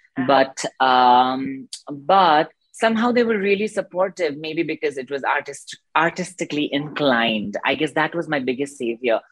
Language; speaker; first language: English; non-native, local second language; Nepali